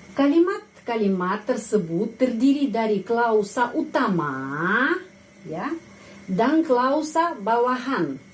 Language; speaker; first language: Indonesian; non-native, fluent; Russian